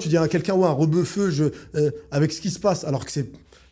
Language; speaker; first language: French; native; French